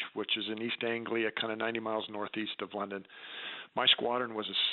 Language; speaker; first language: English; native; English